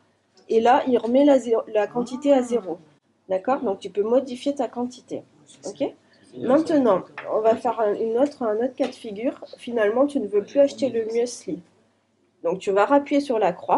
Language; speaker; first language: French; native; French